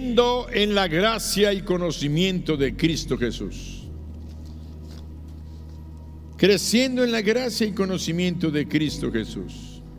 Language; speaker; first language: Spanish; native; Spanish